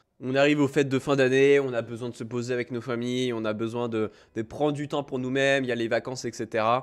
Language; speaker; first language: French; native; French